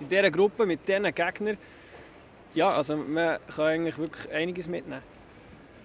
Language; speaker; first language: German; native; German